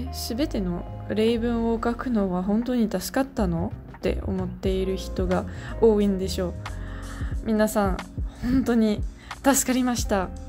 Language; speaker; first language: Japanese; non-native, fluent; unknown